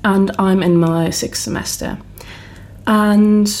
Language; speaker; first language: English; non-native, fluent; German